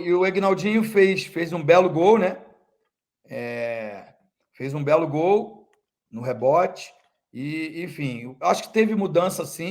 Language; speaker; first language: Portuguese; native; Portuguese